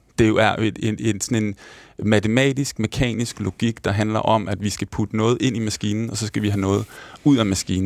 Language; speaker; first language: Danish; native; Danish